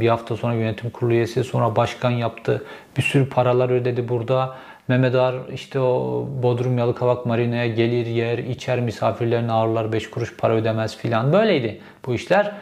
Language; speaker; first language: Turkish; native; Turkish